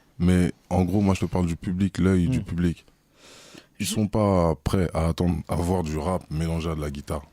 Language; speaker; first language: French; native; French